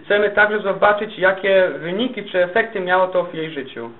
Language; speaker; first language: Polish; native; Polish